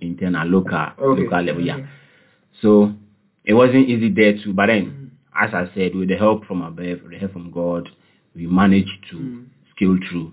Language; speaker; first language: English; non-native, local second language; Akan